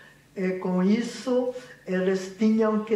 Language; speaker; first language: Portuguese; non-native, fluent; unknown